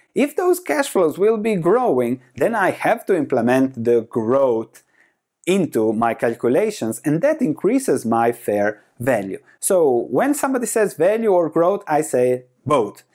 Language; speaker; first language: English; non-native, fluent; Croatian